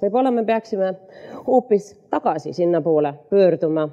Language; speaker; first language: Estonian; early bilingual, heritage; Estonian